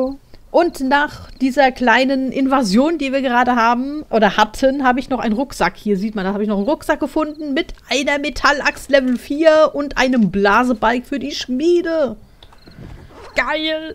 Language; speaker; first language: German; native; German